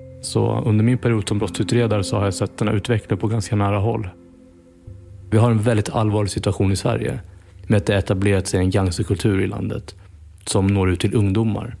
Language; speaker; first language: Swedish; native; Swedish